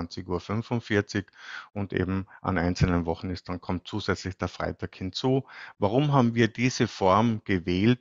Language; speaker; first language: German; native; German